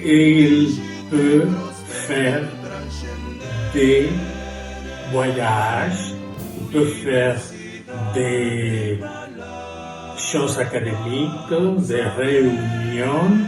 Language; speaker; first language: French; non-native, fluent; Spanish